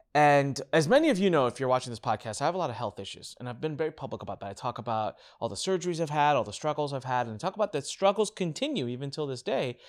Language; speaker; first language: English; early bilingual, other home language; Hindi